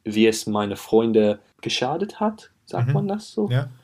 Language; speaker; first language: German; non-native, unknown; English